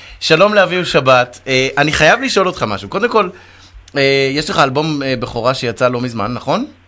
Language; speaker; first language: Hebrew; native; Hebrew